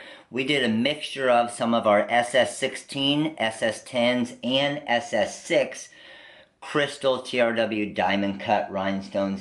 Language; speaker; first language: English; native; English